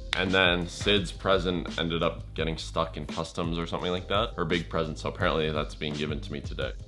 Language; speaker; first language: English; native; English